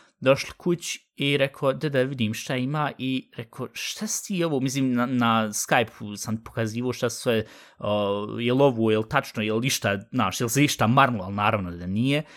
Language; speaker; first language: Bosnian; early bilingual, heritage; Bosnian